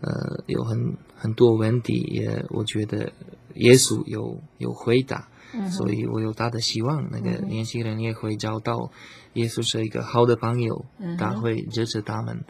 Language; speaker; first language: Chinese; non-native, learner; Slovak